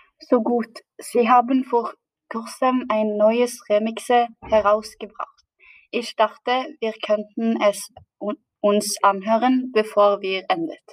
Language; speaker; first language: German; non-native, learner; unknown